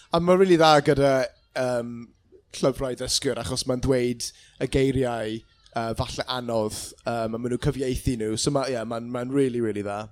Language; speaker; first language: Welsh; non-native, local second language; English